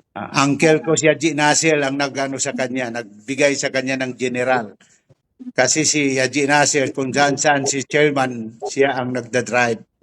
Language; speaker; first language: Filipino; non-native, local second language; Tausug